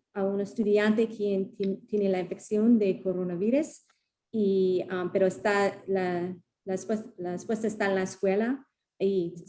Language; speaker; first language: Spanish; non-native, learner; English